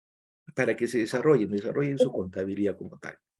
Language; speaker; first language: Spanish; native; Spanish